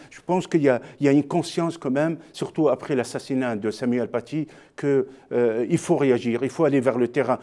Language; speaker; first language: French; non-native, local second language; Arabic